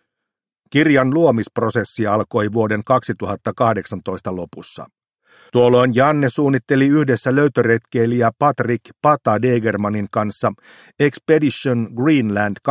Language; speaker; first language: Finnish; native; Finnish